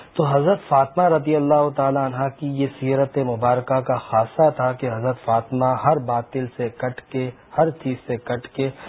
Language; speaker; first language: Urdu; native; Urdu